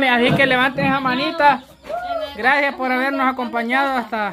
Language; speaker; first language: Spanish; native; Spanish